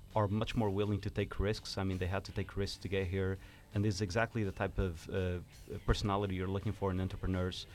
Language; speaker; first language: English; non-native, fluent; Portuguese